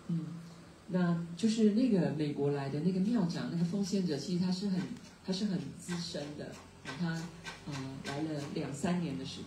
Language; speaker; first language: Chinese; native; Chinese